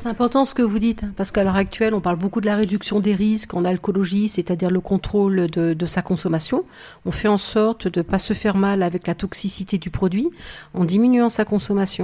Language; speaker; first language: French; native; French